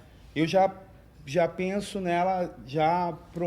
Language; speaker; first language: Portuguese; native; Portuguese